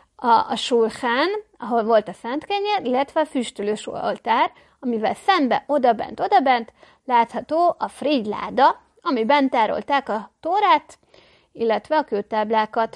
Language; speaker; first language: Hungarian; native; Hungarian